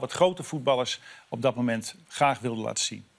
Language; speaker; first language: Dutch; native; Dutch